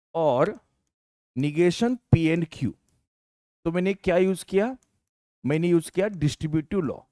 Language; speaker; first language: Hindi; non-native, local second language; Marathi